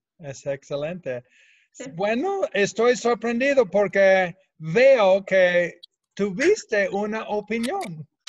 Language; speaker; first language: Spanish; non-native, fluent; English